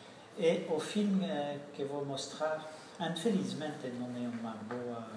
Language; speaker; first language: Portuguese; non-native, fluent; French